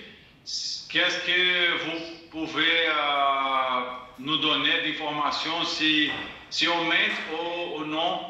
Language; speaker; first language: French; non-native, fluent; Portuguese